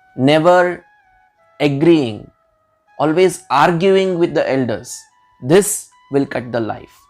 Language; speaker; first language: English; non-native, local second language; Kannada